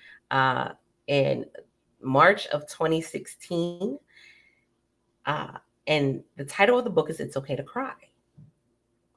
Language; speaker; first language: English; native; English